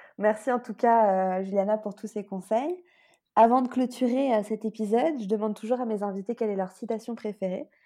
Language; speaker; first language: French; native; French